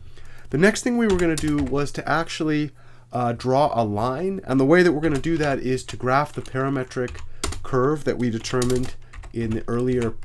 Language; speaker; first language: English; native; English